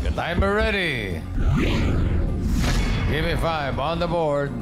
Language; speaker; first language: English; non-native, local second language; Filipino